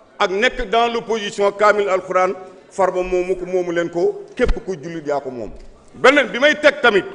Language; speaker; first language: Wolof; non-native, local second language; Fula